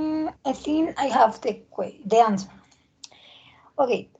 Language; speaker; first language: English; non-native, learner; Spanish